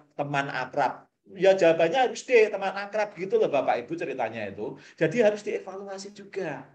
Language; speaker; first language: Indonesian; native; Indonesian